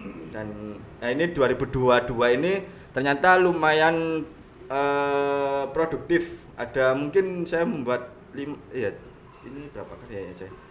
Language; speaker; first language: Indonesian; non-native, local second language; Javanese